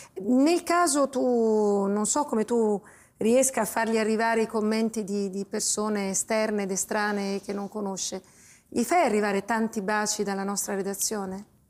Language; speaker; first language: Italian; native; Italian